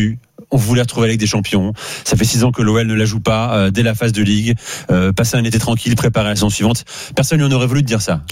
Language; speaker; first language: French; native; French